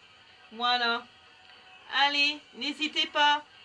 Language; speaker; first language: French; native; French